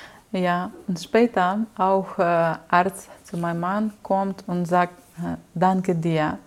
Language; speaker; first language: German; non-native, learner; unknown